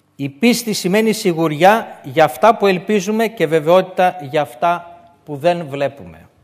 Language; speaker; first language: Greek; native; Greek